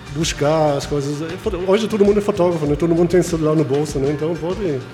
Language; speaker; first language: Portuguese; non-native, fluent; German